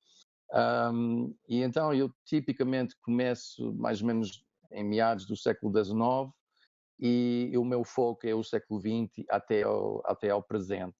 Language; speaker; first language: Portuguese; non-native, fluent; English